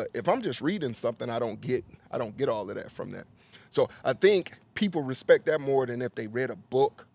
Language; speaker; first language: English; native; English